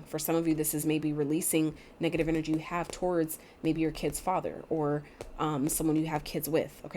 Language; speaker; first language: English; native; English